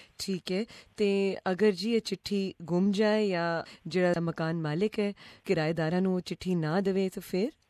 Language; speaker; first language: Punjabi; native; Punjabi